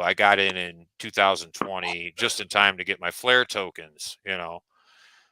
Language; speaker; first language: English; native; English